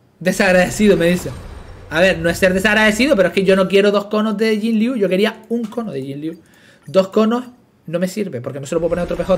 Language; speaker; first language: Spanish; native; Spanish